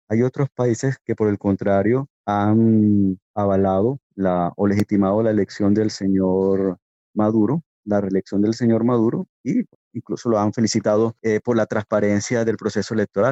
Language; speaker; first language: Spanish; native; Spanish